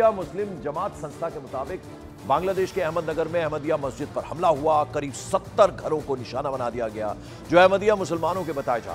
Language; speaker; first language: Hindi; native; Hindi